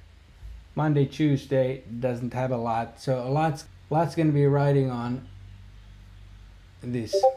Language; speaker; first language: English; native; English